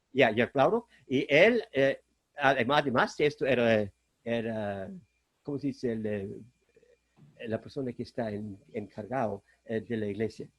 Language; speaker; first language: Spanish; non-native, fluent; German